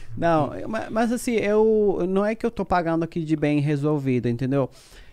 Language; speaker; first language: Portuguese; non-native, fluent; Spanish